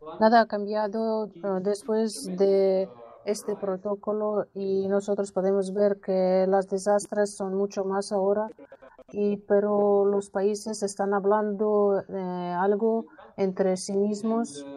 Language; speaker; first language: Spanish; non-native, learner; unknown